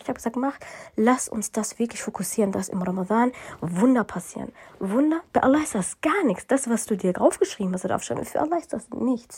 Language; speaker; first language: German; early bilingual, other home language; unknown